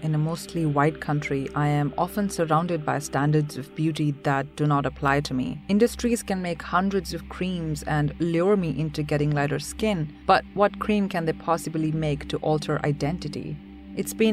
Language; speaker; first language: English; non-native, local second language; Hindi